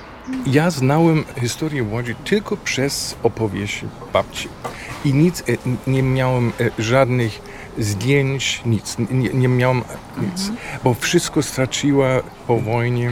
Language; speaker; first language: Polish; non-native, fluent; German